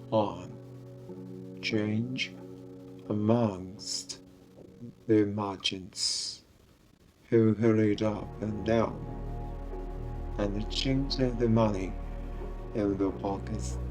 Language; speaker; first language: English; non-native, fluent; Japanese